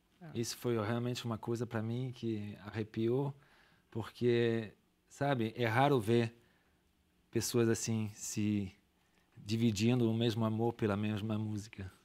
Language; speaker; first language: Portuguese; non-native, fluent; French